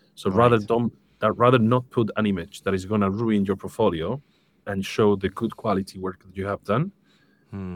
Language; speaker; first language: English; non-native, fluent; Spanish